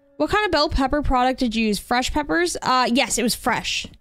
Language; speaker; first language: English; native; English